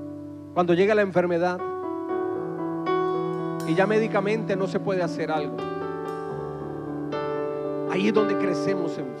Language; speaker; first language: Spanish; native; Spanish